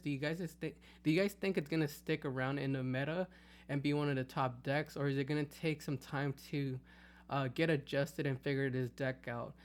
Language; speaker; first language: English; native; English